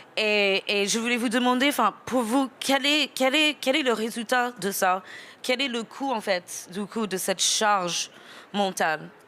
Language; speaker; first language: French; non-native, fluent; English